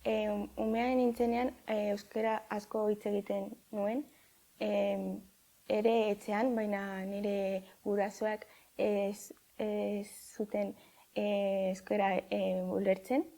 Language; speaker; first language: Basque; non-native, local second language; Spanish